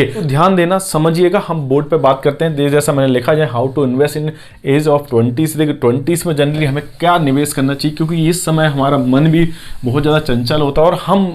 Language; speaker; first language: Hindi; native; Hindi